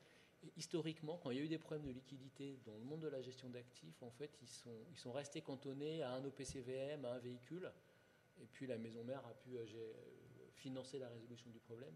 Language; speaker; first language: French; native; French